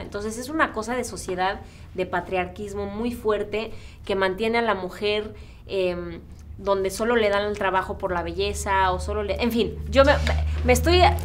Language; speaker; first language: Spanish; native; Spanish